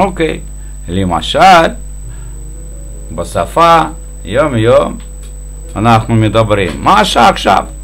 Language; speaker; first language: Hebrew; non-native, fluent; Russian